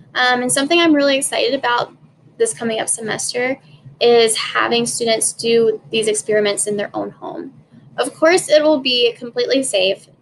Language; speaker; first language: English; native; English